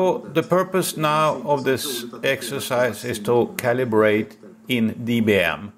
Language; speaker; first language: English; non-native, fluent; Swedish